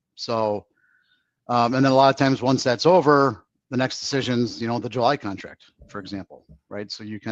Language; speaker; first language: English; native; English